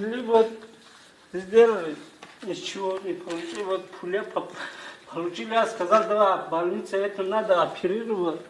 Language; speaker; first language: Russian; non-native, learner; Tajik